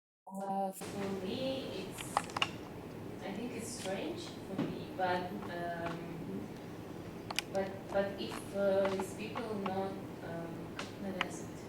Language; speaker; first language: English; non-native, learner; Russian